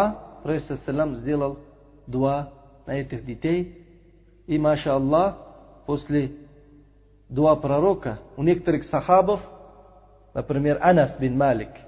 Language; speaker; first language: Russian; non-native, local second language; Uzbek